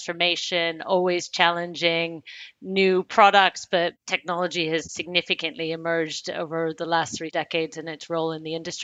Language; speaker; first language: English; native; English